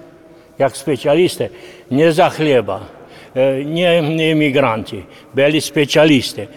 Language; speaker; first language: Polish; early bilingual, heritage; Polish